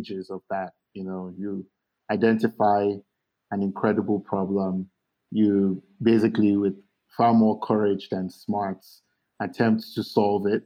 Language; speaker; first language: English; non-native, local second language; Yoruba